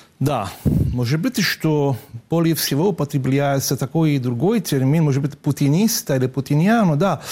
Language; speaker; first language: Russian; non-native, fluent; Italian